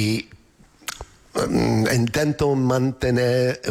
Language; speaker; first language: Spanish; non-native, fluent; English